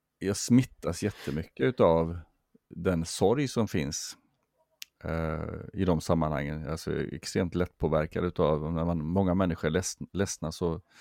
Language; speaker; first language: Swedish; native; Swedish